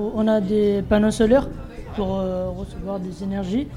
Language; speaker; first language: French; non-native, fluent; Bangla